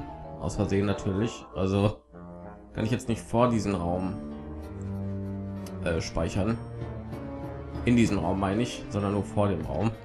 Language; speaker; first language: German; native; German